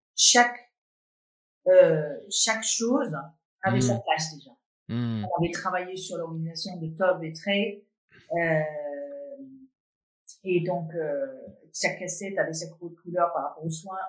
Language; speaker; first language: French; non-native, fluent; Danish